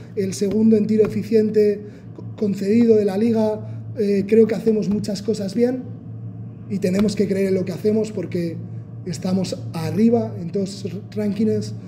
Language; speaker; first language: Spanish; non-native, local second language; Basque